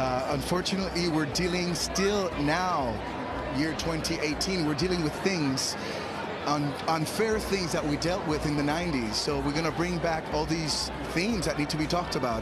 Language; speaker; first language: English; non-native, local second language; Spanish